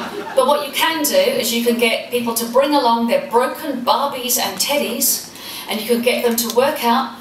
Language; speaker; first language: English; native; English